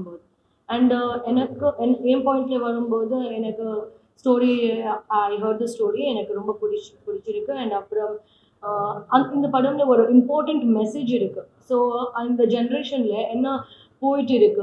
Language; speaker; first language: Tamil; non-native, fluent; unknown